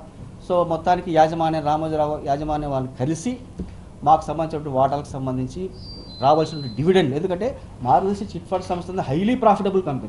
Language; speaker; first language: Telugu; native; Telugu